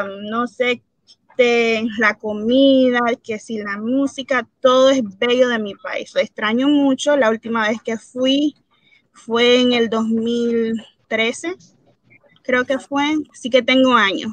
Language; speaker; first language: Spanish; early bilingual, heritage; Spanish